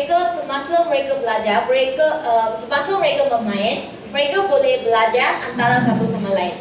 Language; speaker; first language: Malay; non-native, local second language; Chinese